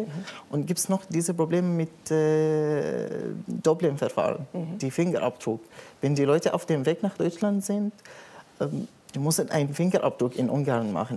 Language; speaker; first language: German; non-native, learner; Arabic